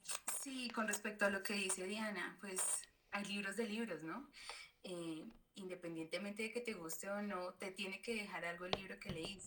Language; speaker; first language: Spanish; native; Spanish